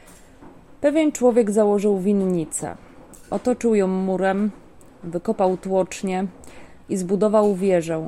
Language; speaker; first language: Polish; native; Polish